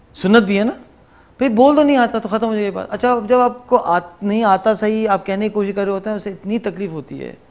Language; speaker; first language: Urdu; native; Urdu